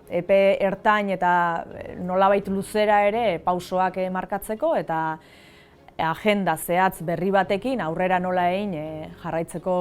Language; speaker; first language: Basque; native; Basque